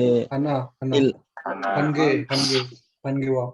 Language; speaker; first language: Korean; non-native, learner; Indonesian